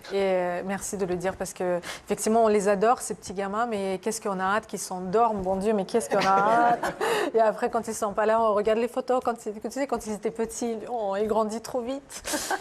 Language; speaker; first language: French; non-native, fluent; Russian